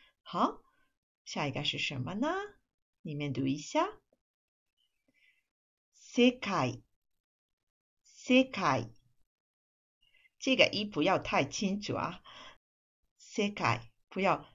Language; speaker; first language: Chinese; non-native, fluent; Japanese